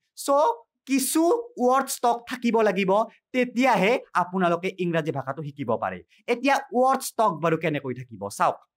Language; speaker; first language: Assamese; native; Assamese